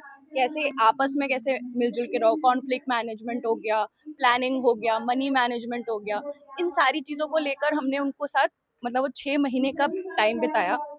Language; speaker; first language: Hindi; native; Hindi